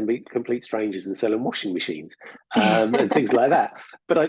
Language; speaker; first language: English; native; English